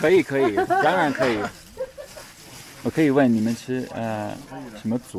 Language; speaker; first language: Chinese; non-native, learner; English